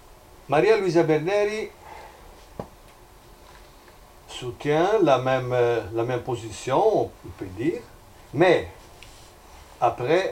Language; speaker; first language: French; non-native, fluent; Italian